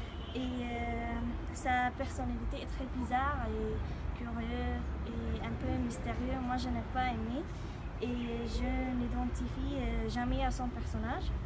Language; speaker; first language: French; non-native, fluent; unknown